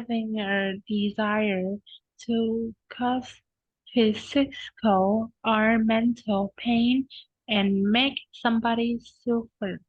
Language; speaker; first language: English; non-native, learner; Vietnamese